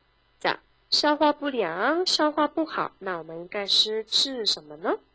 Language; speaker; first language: Chinese; non-native, fluent; Korean